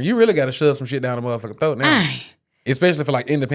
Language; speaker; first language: English; native; English